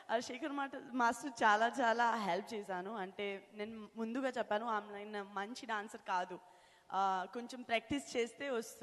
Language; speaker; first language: Telugu; non-native, learner; Gujarati